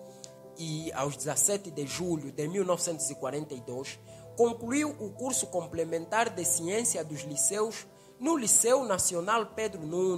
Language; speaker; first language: Portuguese; native; Portuguese